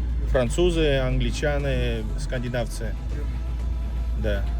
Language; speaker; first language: Russian; non-native, fluent; Latvian